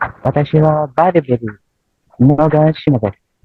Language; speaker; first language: Japanese; non-native, learner; Filipino